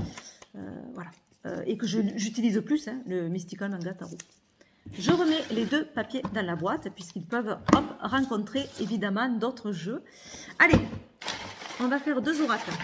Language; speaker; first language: French; native; French